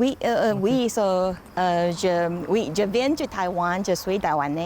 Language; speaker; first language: French; non-native, learner; Chinese